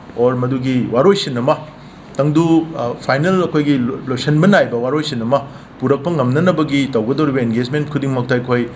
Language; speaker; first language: Manipuri; native; Manipuri